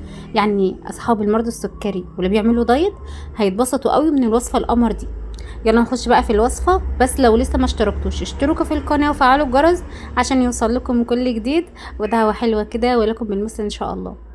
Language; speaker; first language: Arabic; native; Arabic